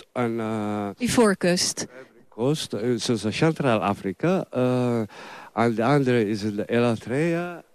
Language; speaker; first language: Dutch; non-native, learner; Somali